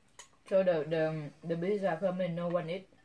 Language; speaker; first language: English; non-native, learner; Vietnamese